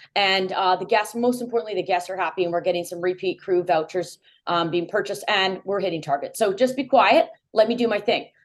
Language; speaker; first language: English; native; English